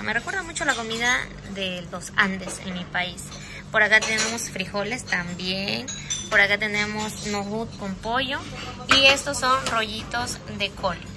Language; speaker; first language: Spanish; native; Spanish